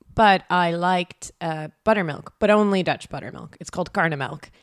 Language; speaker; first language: English; non-native, fluent; Dutch